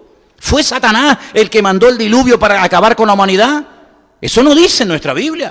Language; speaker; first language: Spanish; native; Spanish